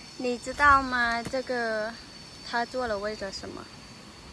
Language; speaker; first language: Chinese; non-native, learner; Thai